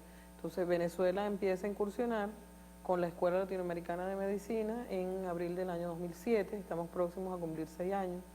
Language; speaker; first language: Spanish; native; Spanish